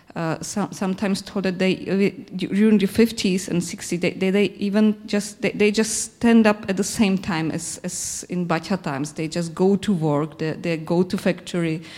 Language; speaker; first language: English; non-native, fluent; Czech